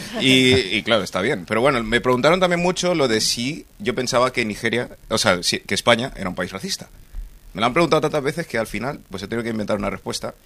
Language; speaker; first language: Spanish; early bilingual, other home language; English